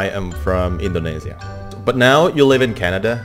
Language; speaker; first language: English; non-native, fluent; Indonesian